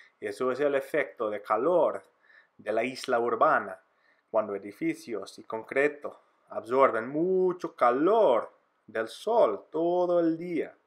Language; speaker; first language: Spanish; non-native, fluent; English